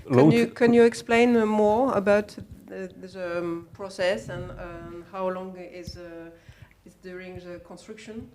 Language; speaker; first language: English; non-native, learner; French